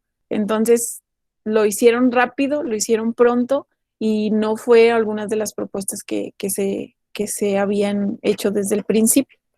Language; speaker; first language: Spanish; native; Spanish